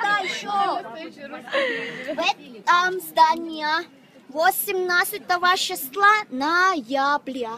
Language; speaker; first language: Russian; non-native, learner; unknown